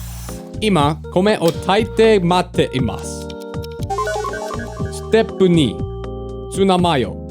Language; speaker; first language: Japanese; non-native, learner; English